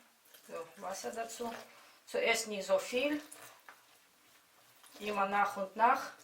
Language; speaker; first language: German; non-native, fluent; Russian